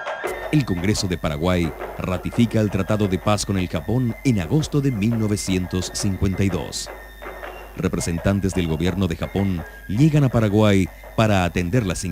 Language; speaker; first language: Spanish; native; Spanish